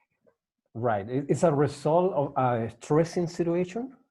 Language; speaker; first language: English; non-native, learner; Spanish